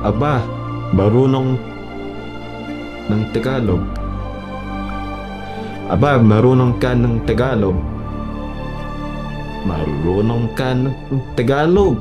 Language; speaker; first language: Filipino; non-native, learner; English